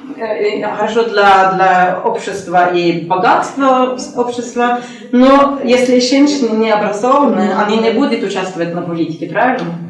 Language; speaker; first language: Russian; non-native, learner; Norwegian